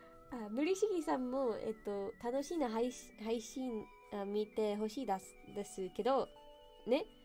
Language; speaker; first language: Japanese; non-native, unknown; English